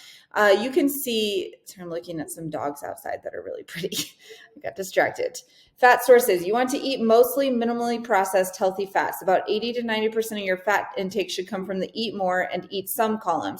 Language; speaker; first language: English; native; English